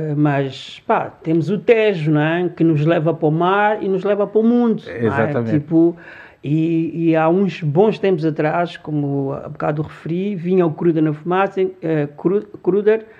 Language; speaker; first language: Portuguese; early bilingual, other home language; Lingala